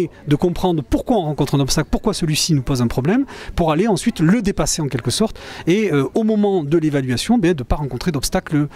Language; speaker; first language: French; native; French